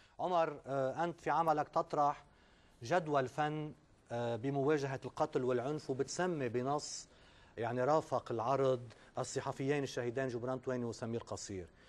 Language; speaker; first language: Arabic; native; Arabic